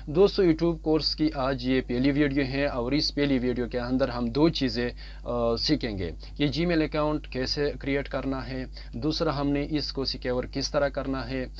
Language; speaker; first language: Urdu; non-native, local second language; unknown